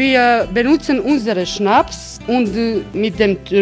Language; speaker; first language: German; non-native, learner; Croatian